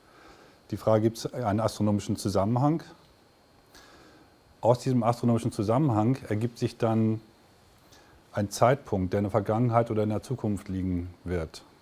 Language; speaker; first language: German; native; German